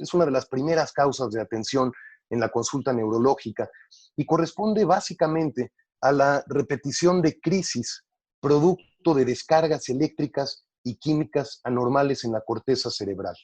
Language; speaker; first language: Spanish; native; Spanish